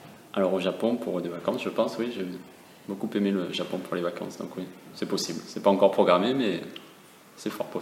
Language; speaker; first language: French; native; French